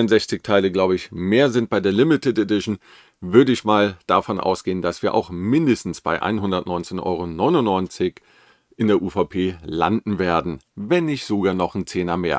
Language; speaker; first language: German; native; German